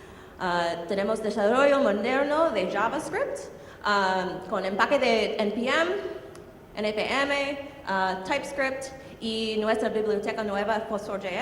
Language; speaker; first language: Spanish; non-native, learner; English